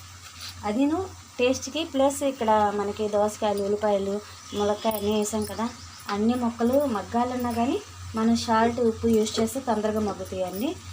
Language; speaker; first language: Telugu; native; Telugu